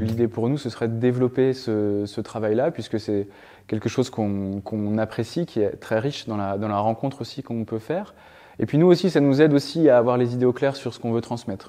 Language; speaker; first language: French; native; French